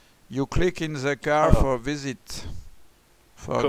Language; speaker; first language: English; non-native, learner; French